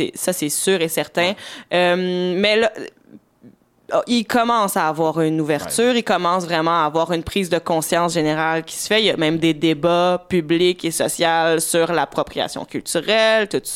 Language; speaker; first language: French; native; French